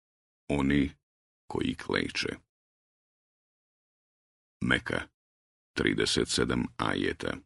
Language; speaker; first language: Croatian; native; Croatian